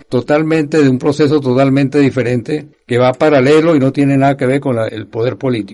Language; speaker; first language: Spanish; native; Spanish